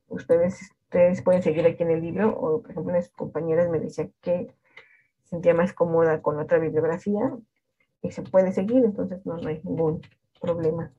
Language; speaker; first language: Spanish; native; Spanish